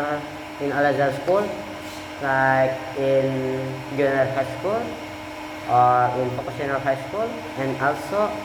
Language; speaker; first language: English; non-native, learner; Indonesian